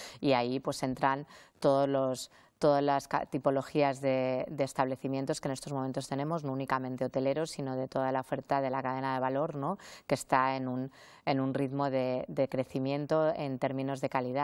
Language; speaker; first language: Spanish; native; Spanish